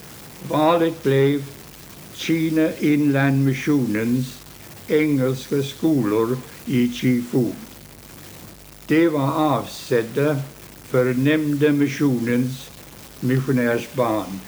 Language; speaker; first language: Swedish; early bilingual, heritage; Swedish